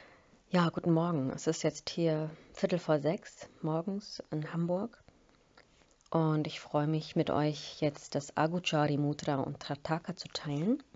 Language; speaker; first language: German; native; German